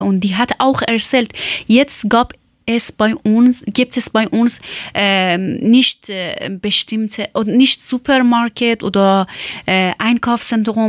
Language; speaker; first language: German; non-native, learner; Persian